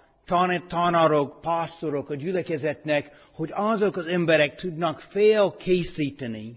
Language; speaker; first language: Hungarian; non-native, fluent; English